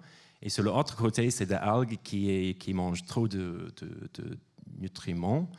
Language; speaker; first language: French; non-native, fluent; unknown